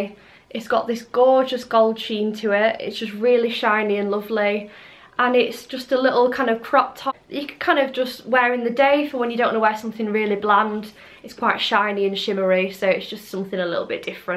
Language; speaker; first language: English; native; English